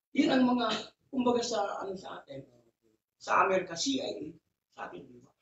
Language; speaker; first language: Filipino; non-native, local second language; Bikol